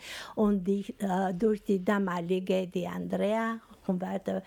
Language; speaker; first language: German; non-native, learner; Albanian